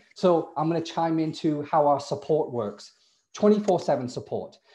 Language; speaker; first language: English; native; English